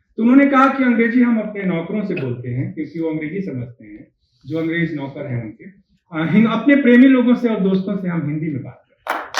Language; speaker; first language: Hindi; native; Hindi